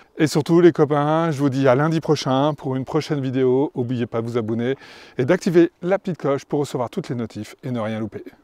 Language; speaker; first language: French; native; French